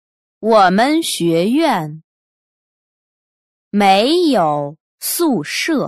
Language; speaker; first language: Chinese; non-native, learner; Russian